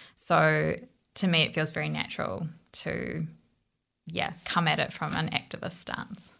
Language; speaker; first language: English; native; English